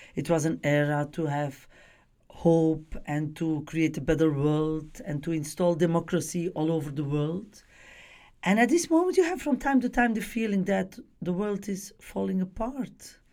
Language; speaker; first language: English; non-native, fluent; Dutch